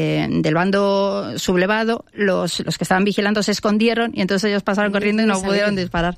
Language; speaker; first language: Spanish; native; Spanish